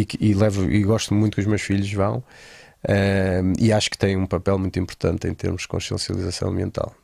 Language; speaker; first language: Portuguese; native; Portuguese